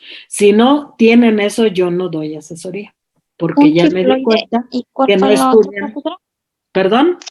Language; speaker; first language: Spanish; native; Spanish